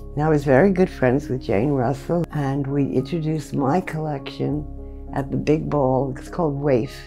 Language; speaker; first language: English; native; English